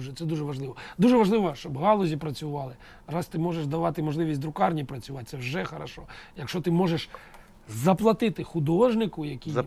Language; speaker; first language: Ukrainian; native; Ukrainian